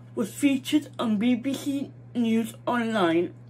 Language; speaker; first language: English; native; English